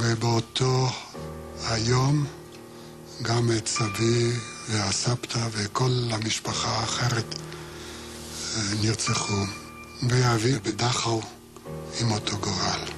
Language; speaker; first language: Hebrew; non-native, fluent; Yiddish